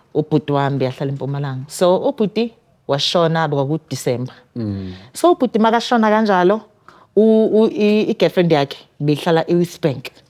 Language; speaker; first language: Zulu; native; Zulu